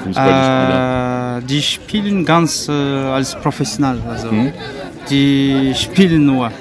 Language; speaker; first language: German; non-native, learner; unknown